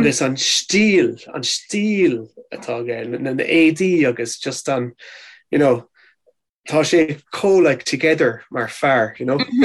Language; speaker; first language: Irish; non-native, local second language; English